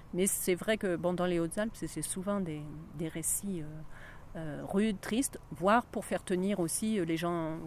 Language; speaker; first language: French; native; French